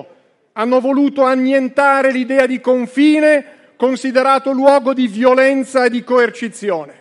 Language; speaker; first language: Italian; native; Italian